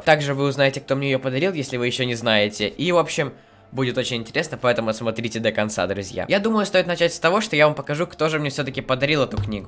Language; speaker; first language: Russian; native; Russian